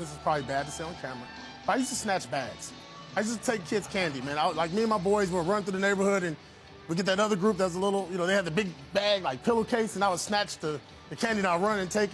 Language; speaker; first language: English; native; English